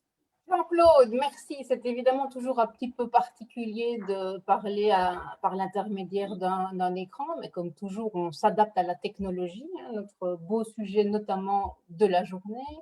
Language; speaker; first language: French; native; French